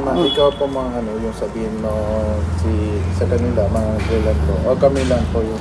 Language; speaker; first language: Filipino; non-native, learner; Hindi